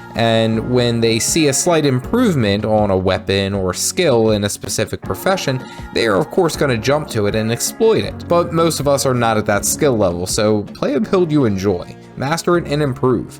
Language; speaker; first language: English; native; English